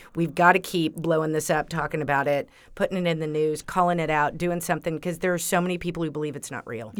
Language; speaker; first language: English; native; English